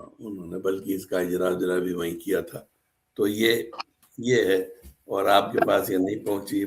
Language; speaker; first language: Urdu; native; Urdu